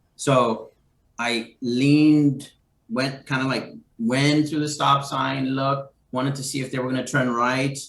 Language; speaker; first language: English; native; English